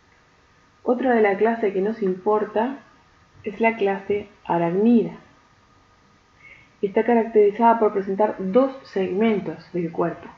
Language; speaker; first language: Spanish; native; Spanish